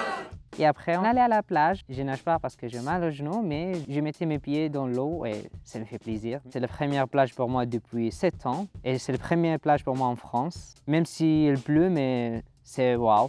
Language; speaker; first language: French; non-native, learner; Arabic